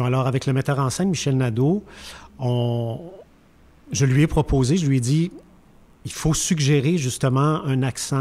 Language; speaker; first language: French; native; French